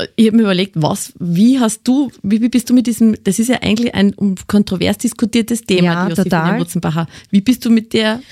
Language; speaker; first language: German; native; German